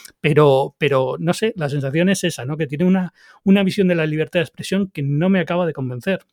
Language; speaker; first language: Spanish; native; Spanish